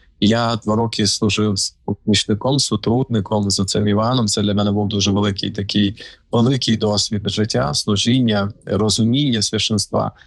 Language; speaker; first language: Ukrainian; native; Ukrainian